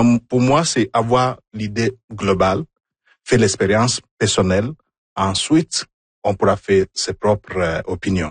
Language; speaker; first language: French; non-native, fluent; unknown